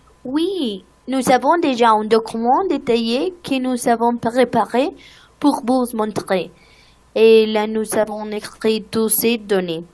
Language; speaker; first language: French; non-native, learner; Spanish